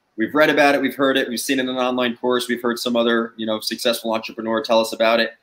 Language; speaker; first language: English; native; English